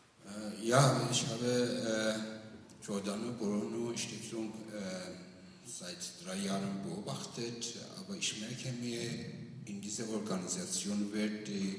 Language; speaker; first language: German; non-native, learner; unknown